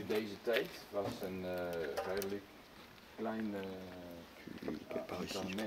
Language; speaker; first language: Dutch; non-native, learner; French